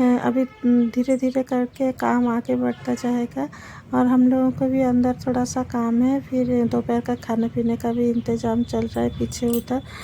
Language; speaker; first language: Hindi; non-native, local second language; Bangla